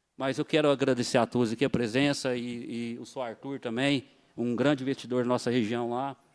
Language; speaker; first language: Portuguese; native; Portuguese